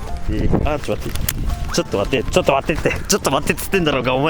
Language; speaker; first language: Japanese; native; Japanese